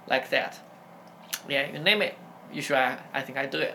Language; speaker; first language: English; non-native, fluent; Chinese